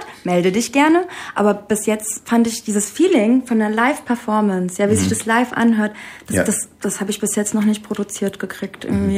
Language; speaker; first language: German; early bilingual, other home language; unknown